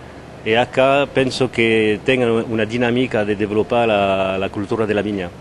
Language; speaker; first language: Spanish; non-native, learner; French